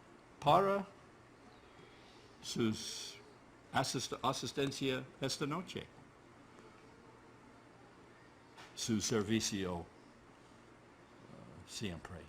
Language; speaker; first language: Spanish; non-native, learner; English